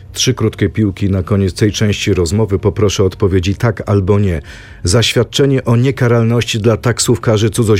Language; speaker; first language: Polish; native; Polish